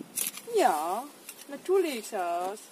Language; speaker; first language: German; non-native, learner; Vietnamese